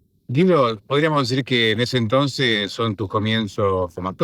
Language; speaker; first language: Spanish; native; Spanish